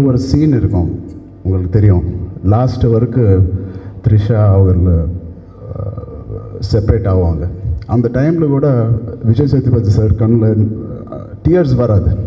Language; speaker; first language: Tamil; non-native, learner; Telugu